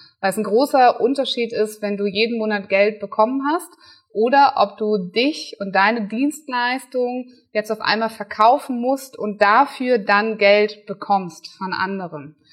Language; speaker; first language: German; native; German